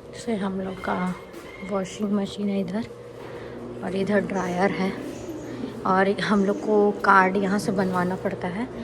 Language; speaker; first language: Hindi; native; Hindi